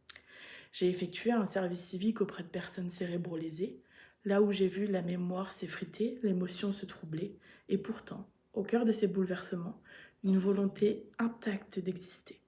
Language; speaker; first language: French; native; French